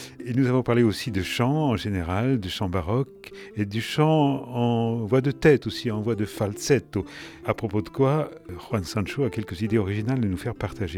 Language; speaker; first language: French; native; French